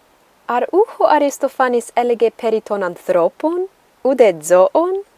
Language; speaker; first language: Greek; non-native, learner; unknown